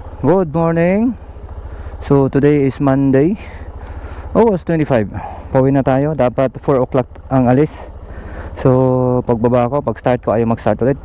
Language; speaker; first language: Filipino; native; Filipino